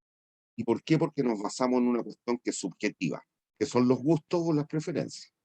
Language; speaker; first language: Spanish; native; Spanish